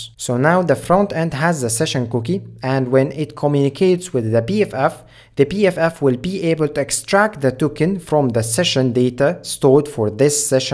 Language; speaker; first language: English; non-native, fluent; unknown